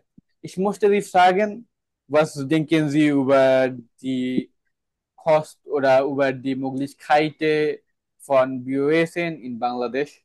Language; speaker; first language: German; non-native, fluent; Bangla